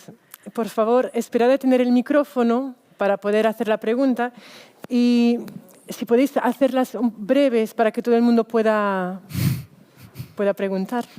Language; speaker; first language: Spanish; early bilingual, heritage; Spanish